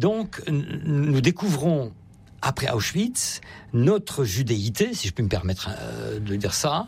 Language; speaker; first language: French; native; French